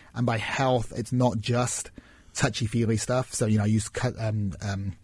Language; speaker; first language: English; native; English